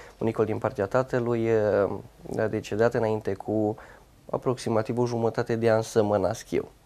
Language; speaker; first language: Romanian; native; Romanian